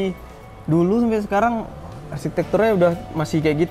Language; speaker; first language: Indonesian; native; Indonesian